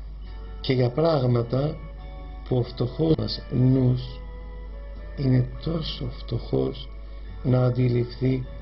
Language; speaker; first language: Greek; native; Greek